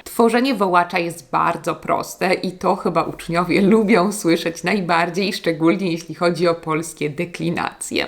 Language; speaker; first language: Polish; native; Polish